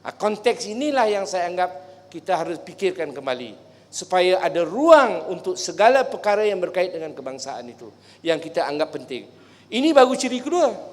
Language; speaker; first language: Malay; native; Malay